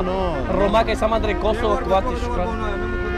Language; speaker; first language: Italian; non-native, learner; Romany